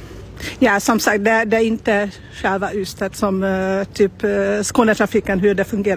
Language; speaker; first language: Swedish; non-native, learner; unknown